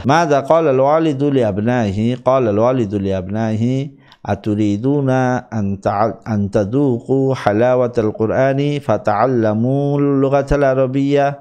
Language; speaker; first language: Arabic; non-native, fluent; Bangla